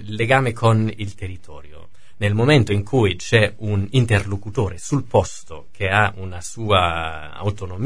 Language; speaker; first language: Italian; non-native, fluent; German